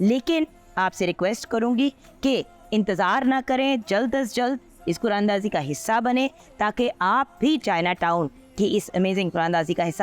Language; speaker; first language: Urdu; native; Urdu